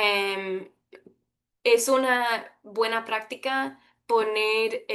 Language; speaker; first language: Spanish; early bilingual, heritage; Spanish